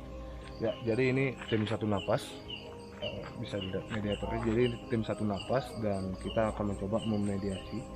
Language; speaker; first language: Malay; non-native, local second language; Balinese